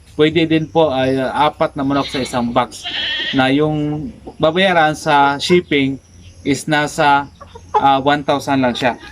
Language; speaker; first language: Filipino; non-native, local second language; Cebuano